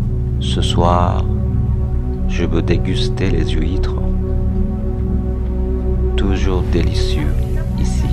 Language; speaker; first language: French; non-native, fluent; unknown